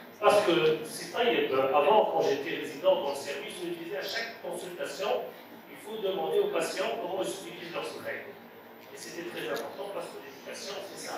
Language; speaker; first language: French; non-native, local second language; Arabic